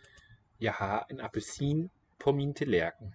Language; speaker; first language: Danish; non-native, learner; English